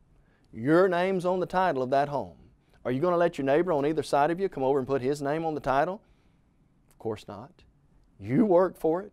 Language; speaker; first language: English; native; English